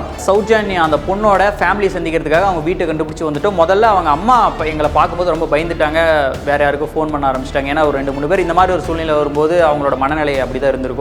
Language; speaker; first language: Tamil; native; Tamil